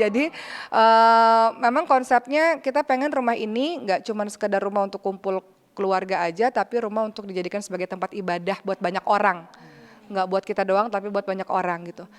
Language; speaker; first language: Indonesian; native; Indonesian